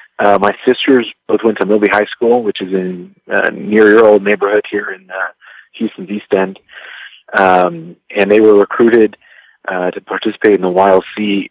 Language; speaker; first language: English; early bilingual, other home language; Spanish